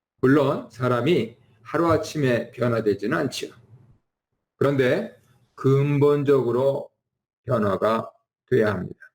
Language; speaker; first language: Korean; native; Korean